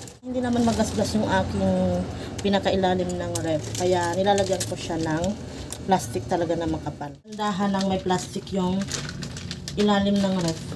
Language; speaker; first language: Filipino; non-native, local second language; Surigaonon